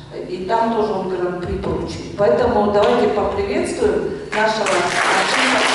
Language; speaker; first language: Russian; non-native, local second language; Tuvinian